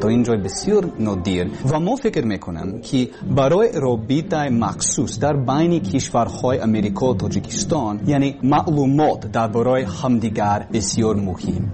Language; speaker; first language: Persian; non-native, learner; English